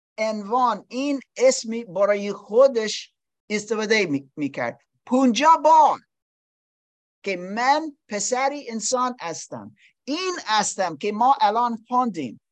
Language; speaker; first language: Persian; non-native, learner; English